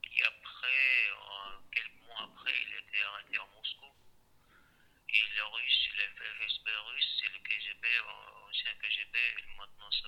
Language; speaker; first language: French; non-native, learner; Chechen